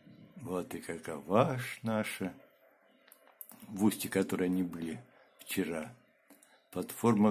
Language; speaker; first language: Russian; native; Russian